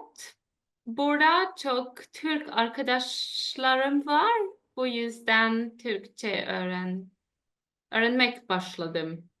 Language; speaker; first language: Turkish; non-native, learner; German